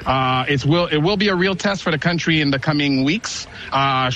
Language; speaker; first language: English; non-native, fluent; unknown